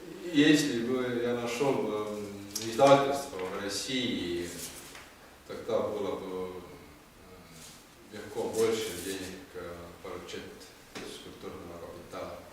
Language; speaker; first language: Russian; non-native, learner; Estonian